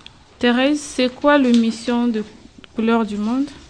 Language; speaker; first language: French; non-native, learner; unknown